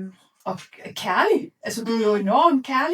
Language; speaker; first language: Danish; native; Danish